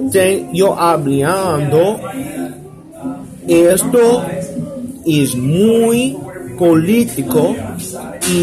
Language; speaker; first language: Spanish; non-native, learner; English